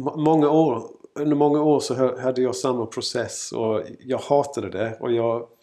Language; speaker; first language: Swedish; non-native, fluent; English